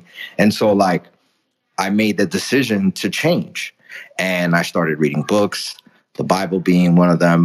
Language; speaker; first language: English; early bilingual, other home language; Spanish